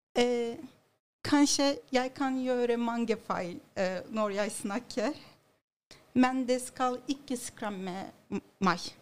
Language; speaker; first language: Norwegian; non-native, learner; Turkish